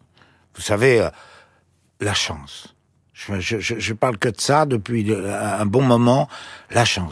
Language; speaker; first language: French; native; French